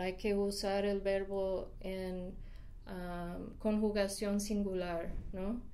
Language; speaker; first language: Spanish; non-native, fluent; English